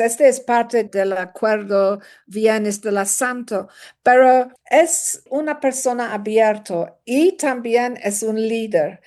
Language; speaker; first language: Spanish; non-native, learner; English